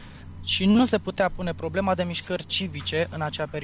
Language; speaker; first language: Romanian; native; Romanian